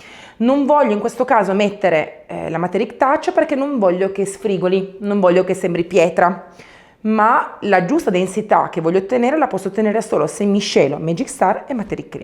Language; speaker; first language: Italian; native; Italian